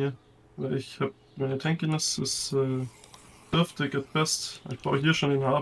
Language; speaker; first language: German; native; German